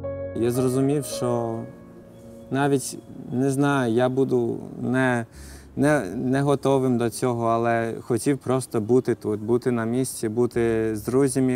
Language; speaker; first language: Ukrainian; non-native, fluent; English